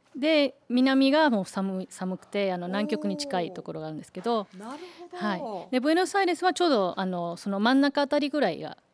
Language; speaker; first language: Japanese; early bilingual, heritage; Spanish